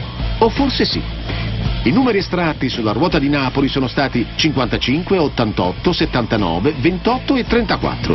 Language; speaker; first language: Italian; native; Italian